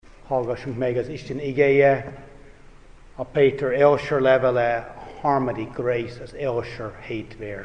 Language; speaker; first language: Hungarian; non-native, fluent; English